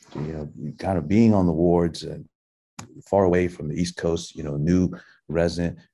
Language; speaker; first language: English; early bilingual, other home language; Min Nan Chinese